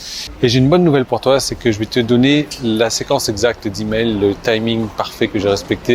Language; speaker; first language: French; native; French